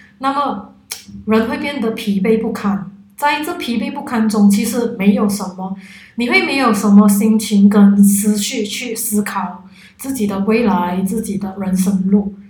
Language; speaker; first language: Chinese; non-native, local second language; Cantonese